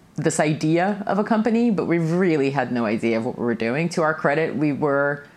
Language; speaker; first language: English; early bilingual, other home language; Russian